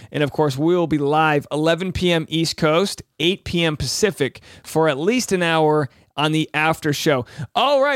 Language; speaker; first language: English; native; English